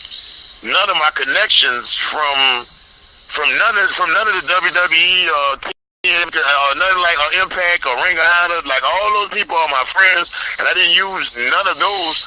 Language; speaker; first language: English; native; English